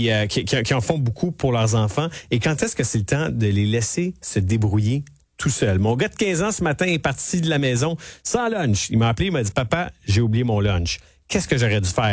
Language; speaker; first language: French; native; French